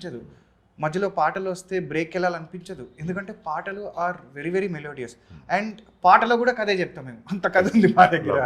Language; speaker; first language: Telugu; native; Telugu